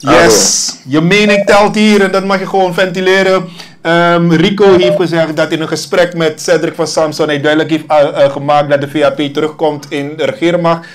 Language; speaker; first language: Dutch; native; Dutch